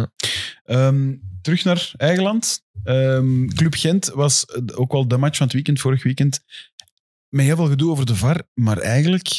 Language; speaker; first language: Dutch; native; Dutch